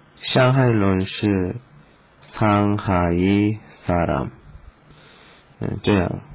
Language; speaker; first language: Chinese; non-native, learner; Korean